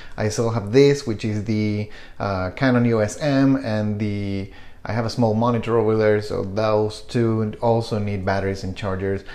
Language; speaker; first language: English; non-native, fluent; Spanish